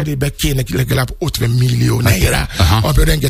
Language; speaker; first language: Hungarian; non-native, fluent; Yoruba